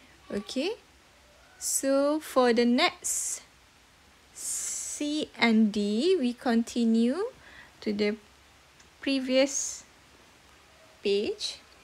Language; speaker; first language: English; non-native, local second language; Malay